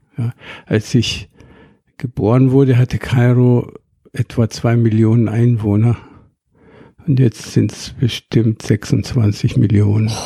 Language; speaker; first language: German; non-native, fluent; Arabic